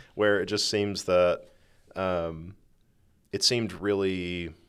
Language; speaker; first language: English; native; English